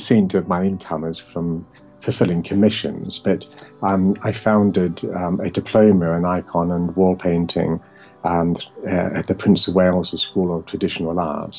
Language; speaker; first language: English; native; English